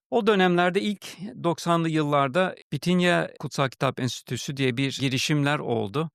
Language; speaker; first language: Turkish; non-native, fluent; English